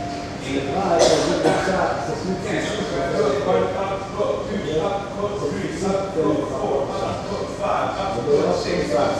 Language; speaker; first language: French; non-native, learner; Portuguese